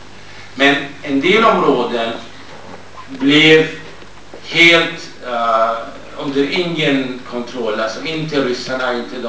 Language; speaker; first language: Swedish; non-native, fluent; Kurdish